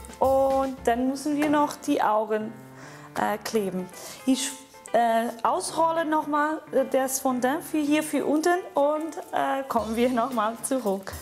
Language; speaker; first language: German; non-native, fluent; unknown